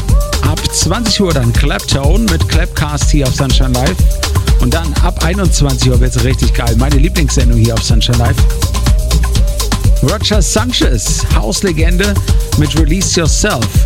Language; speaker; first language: German; native; German